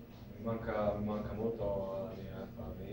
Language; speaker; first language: Italian; non-native, learner; Latvian